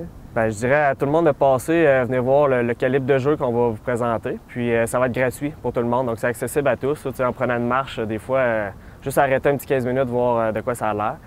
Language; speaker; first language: French; native; French